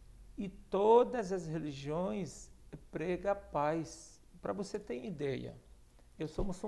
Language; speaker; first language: Portuguese; non-native, fluent; Arabic